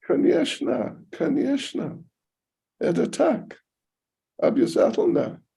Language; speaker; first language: Russian; non-native, learner; English